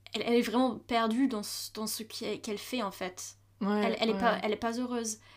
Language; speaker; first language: French; non-native, fluent; German